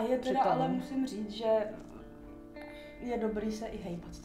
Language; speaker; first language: Czech; native; Czech